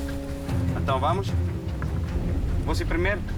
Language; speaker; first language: Portuguese; non-native, learner; French